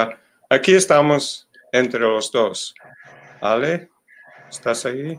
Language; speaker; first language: Spanish; non-native, learner; English